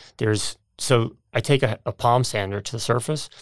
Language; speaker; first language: English; native; English